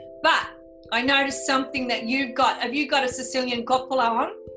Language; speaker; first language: English; native; English